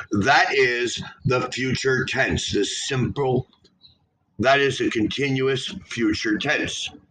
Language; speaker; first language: English; native; English